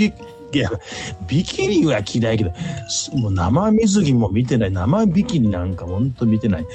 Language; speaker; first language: Japanese; native; Japanese